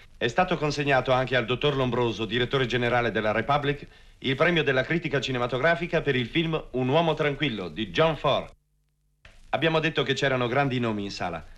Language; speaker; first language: Italian; native; Italian